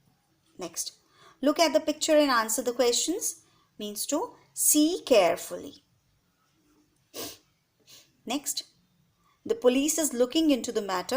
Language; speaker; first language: English; non-native, local second language; Hindi